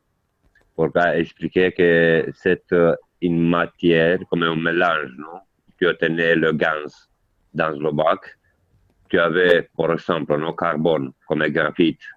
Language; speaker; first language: French; non-native, learner; Italian